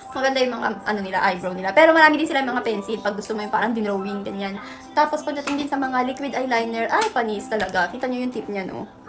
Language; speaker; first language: Filipino; native; Filipino